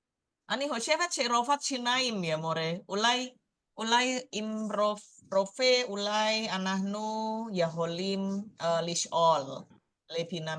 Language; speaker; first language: Hebrew; non-native, learner; Indonesian